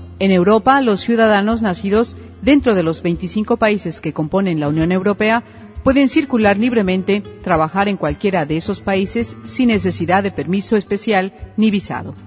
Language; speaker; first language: Spanish; native; Spanish